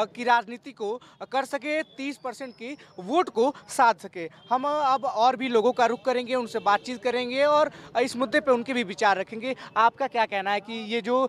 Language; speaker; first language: Hindi; native; Hindi